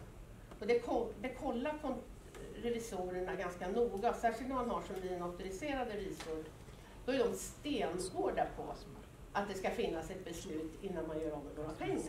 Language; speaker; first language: Swedish; native; Swedish